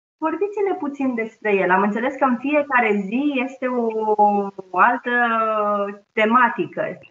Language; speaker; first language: Romanian; native; Romanian